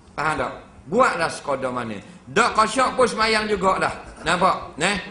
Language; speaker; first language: Malay; native; Malay